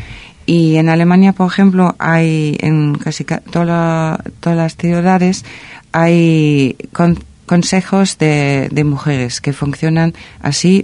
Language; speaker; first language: Spanish; non-native, fluent; German